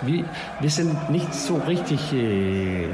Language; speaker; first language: German; non-native, learner; Danish